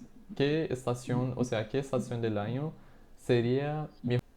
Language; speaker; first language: Spanish; non-native, fluent; Portuguese